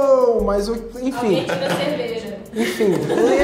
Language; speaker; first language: Portuguese; native; Portuguese